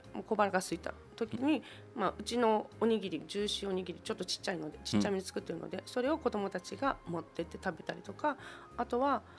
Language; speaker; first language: Japanese; native; Japanese